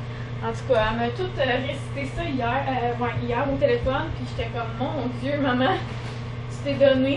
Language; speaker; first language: French; native; French